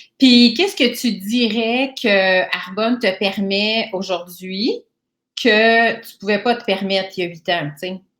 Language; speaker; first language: French; native; French